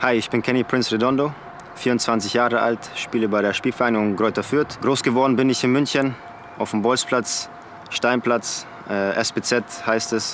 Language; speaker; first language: German; early bilingual, other home language; Spanish